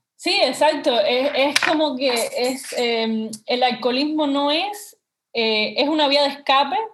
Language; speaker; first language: Spanish; native; Spanish